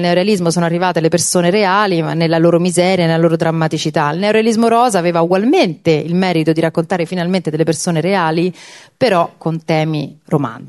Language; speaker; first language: Italian; native; Italian